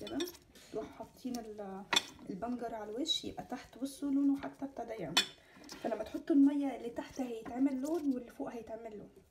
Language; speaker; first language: Arabic; native; Arabic